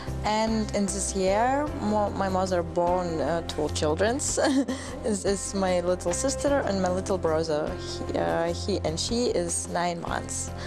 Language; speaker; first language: English; non-native, learner; German